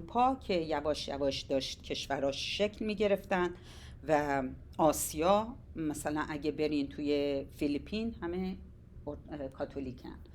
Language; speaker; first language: Persian; native; Persian